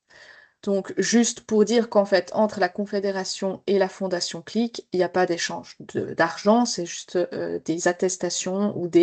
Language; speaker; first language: French; native; French